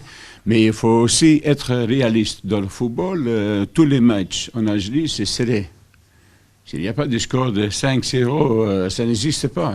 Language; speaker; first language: French; non-native, fluent; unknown